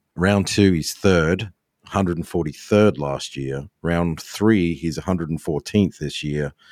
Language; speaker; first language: English; native; English